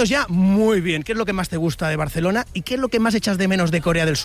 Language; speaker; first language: Spanish; native; Spanish